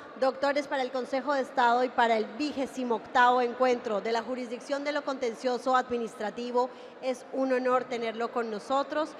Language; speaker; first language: Spanish; native; Spanish